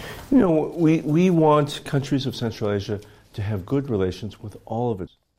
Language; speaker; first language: English; native; English